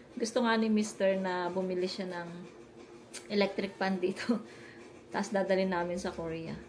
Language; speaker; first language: Filipino; native; Filipino